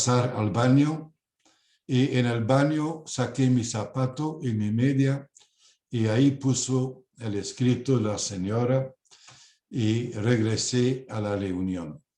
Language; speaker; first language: Spanish; non-native, fluent; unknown